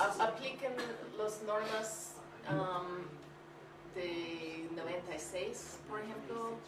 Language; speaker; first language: Spanish; non-native, learner; English